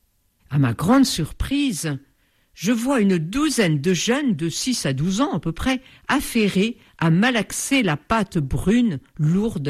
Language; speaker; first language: French; native; French